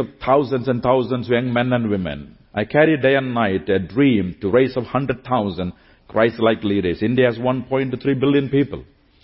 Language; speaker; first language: English; non-native, local second language; Malayalam